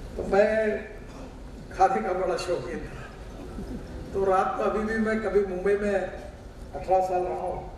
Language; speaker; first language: Hindi; non-native, local second language; Marathi